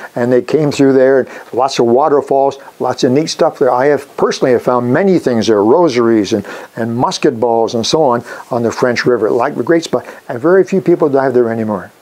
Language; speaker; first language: English; native; English